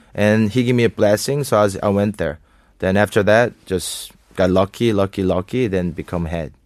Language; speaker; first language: English; non-native, fluent; Korean